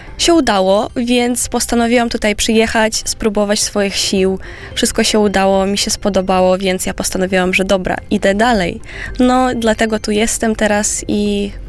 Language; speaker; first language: Polish; non-native, fluent; Romanian